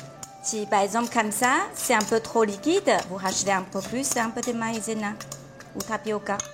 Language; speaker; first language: French; non-native, fluent; Chinese